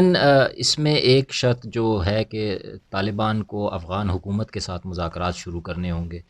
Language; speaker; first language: Urdu; native; Urdu